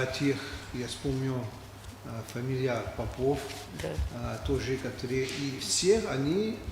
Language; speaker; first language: Russian; non-native, learner; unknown